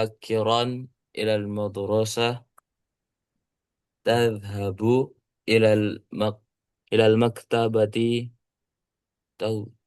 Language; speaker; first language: Arabic; non-native, learner; Indonesian